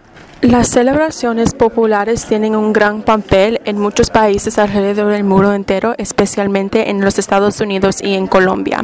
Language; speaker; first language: Spanish; non-native, fluent; English